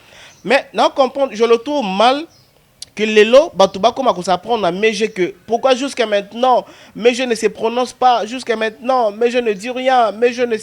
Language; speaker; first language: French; non-native, local second language; Lingala